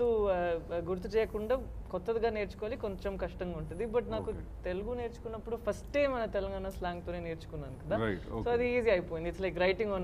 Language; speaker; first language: Telugu; non-native, local second language; Tamil